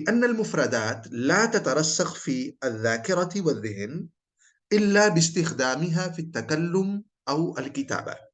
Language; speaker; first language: Arabic; non-native, fluent; Urdu